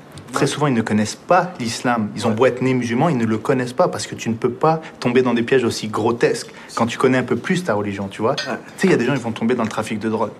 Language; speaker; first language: French; early bilingual, other home language; Arabic